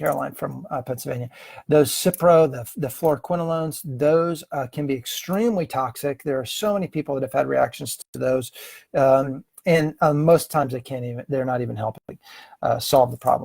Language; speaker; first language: English; native; English